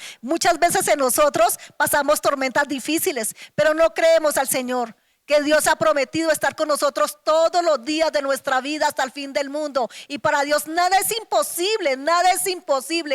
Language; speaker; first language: Spanish; native; Spanish